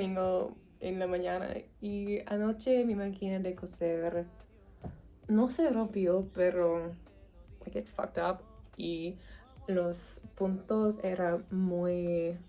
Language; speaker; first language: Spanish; non-native, learner; English